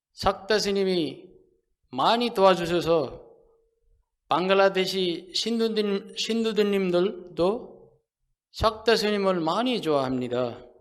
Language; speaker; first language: Korean; non-native, fluent; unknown